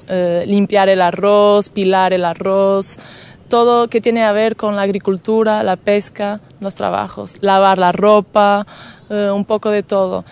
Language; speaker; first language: Spanish; non-native, fluent; Portuguese